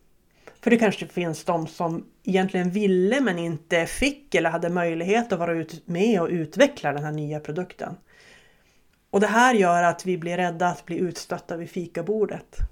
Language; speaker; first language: Swedish; native; Swedish